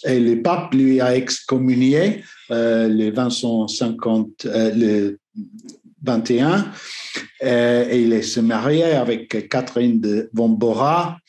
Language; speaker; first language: French; non-native, learner; English